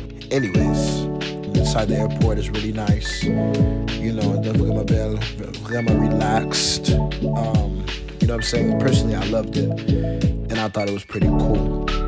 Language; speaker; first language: English; native; English